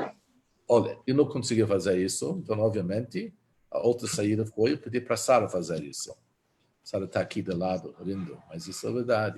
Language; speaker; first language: Portuguese; non-native, fluent; Hebrew